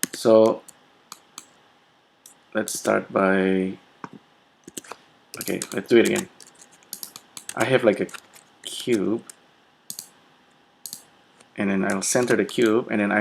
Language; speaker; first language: English; non-native, fluent; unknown